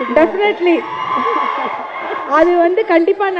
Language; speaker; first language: Tamil; native; Tamil